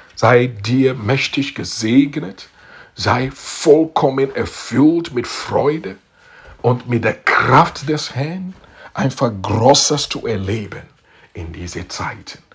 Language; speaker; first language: German; non-native, learner; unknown